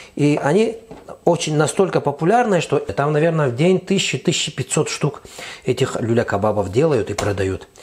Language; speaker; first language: Russian; non-native, fluent; Azerbaijani